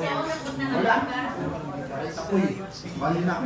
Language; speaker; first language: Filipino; non-native, local second language; Cebuano